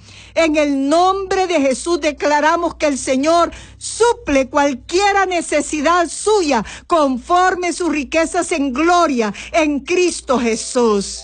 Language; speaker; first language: Spanish; native; Spanish